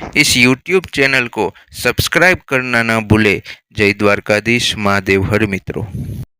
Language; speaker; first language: Hindi; non-native, local second language; Gujarati